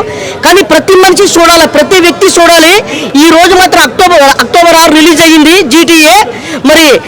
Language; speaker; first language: Telugu; native; Telugu